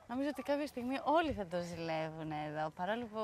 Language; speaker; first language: Greek; native; Greek